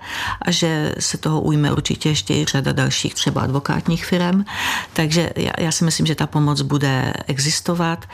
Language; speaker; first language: Czech; native; Czech